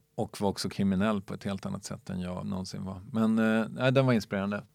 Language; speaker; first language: Swedish; native; Swedish